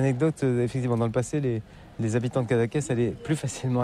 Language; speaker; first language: French; native; French